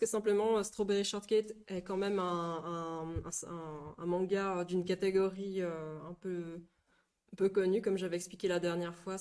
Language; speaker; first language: French; native; French